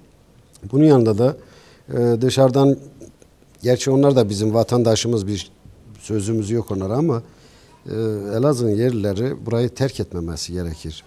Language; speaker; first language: Turkish; native; Turkish